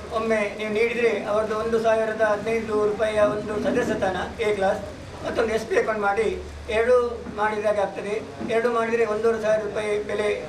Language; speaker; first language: Kannada; native; Kannada